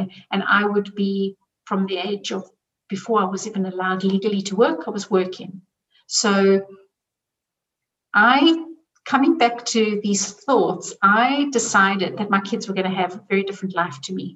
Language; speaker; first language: English; native; English